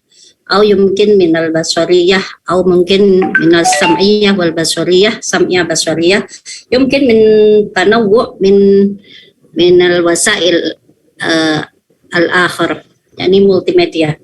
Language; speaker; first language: Arabic; non-native, fluent; Indonesian